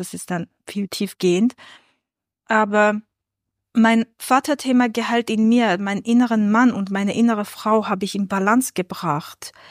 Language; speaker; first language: German; non-native, fluent; Armenian